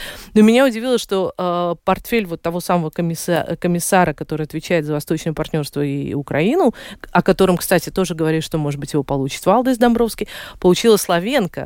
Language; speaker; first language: Russian; native; Russian